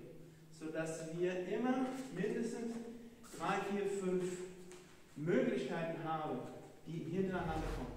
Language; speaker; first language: German; non-native, fluent; Hebrew